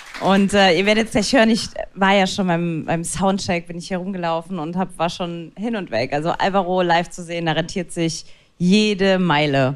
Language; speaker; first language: German; native; German